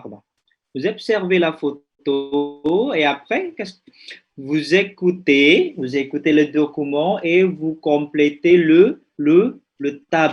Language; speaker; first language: French; non-native, fluent; Indonesian